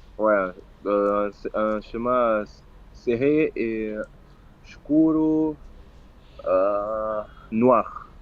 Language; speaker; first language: French; non-native, fluent; Portuguese